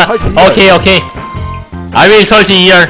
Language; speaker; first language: English; non-native, learner; Korean